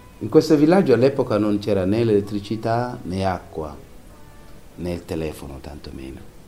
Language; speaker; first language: Italian; non-native, fluent; Wolof